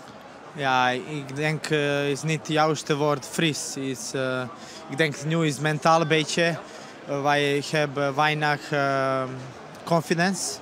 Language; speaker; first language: Dutch; non-native, learner; Serbian